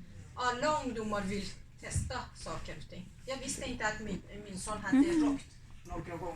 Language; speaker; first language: Swedish; non-native, fluent; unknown